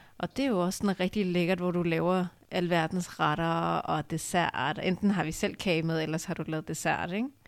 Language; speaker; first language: Danish; early bilingual, other home language; Urdu